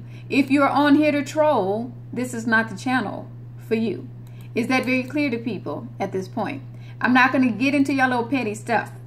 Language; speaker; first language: English; native; English